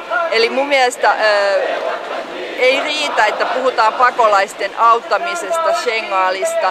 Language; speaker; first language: Finnish; native; Finnish